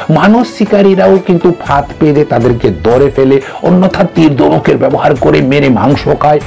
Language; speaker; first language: Bangla; non-native, local second language; Kok Borok